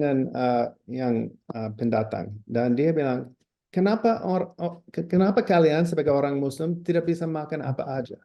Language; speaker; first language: Indonesian; non-native, fluent; English